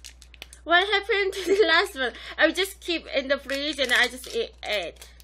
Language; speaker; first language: English; non-native, local second language; Korean